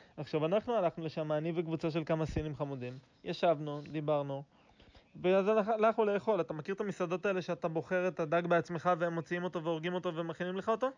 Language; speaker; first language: Hebrew; native; Hebrew